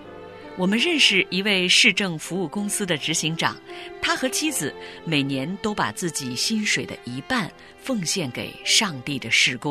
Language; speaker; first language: Chinese; native; Chinese